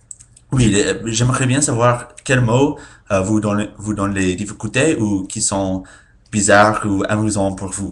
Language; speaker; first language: French; non-native, fluent; English